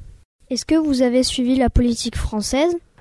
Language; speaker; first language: French; native; French